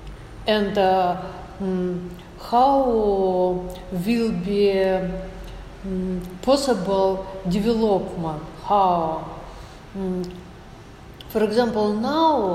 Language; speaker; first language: English; non-native, learner; Russian